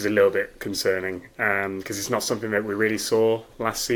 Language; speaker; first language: English; native; English